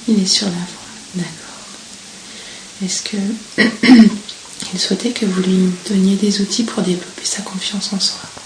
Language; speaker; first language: French; native; French